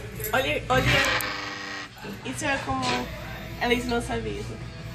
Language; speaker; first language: Portuguese; non-native, fluent; English